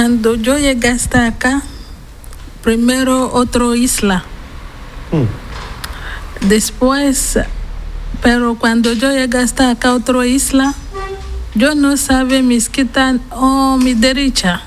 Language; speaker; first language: Spanish; non-native, learner; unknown